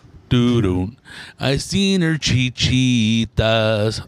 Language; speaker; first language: English; early bilingual, other home language; Spanish